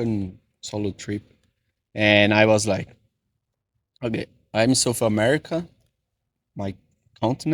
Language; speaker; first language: English; non-native, fluent; Portuguese